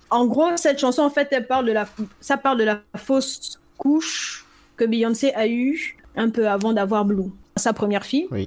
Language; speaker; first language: French; native; French